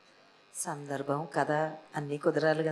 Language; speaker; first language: Telugu; native; Telugu